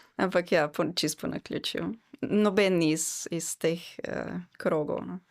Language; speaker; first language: Slovenian; non-native, local second language; Hungarian